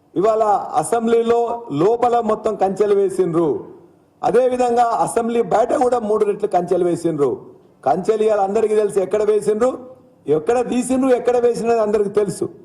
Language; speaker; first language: Telugu; native; Telugu